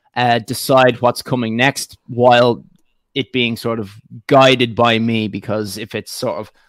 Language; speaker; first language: English; native; English